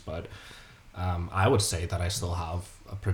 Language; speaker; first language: English; native; English